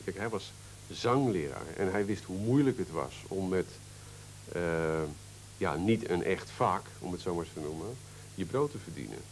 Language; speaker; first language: Dutch; native; Dutch